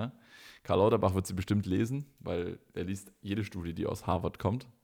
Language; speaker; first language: German; native; German